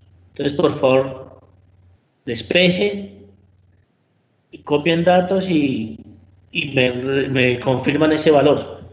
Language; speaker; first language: Spanish; native; Spanish